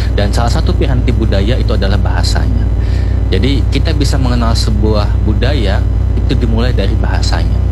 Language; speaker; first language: Indonesian; non-native, local second language; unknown